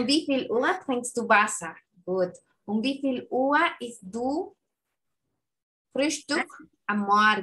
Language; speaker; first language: German; non-native, fluent; Spanish